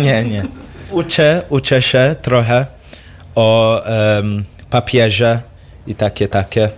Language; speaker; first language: Polish; early bilingual, heritage; English